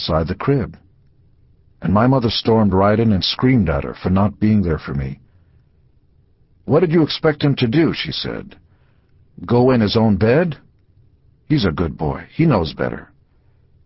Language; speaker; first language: English; early bilingual, other home language; Hebrew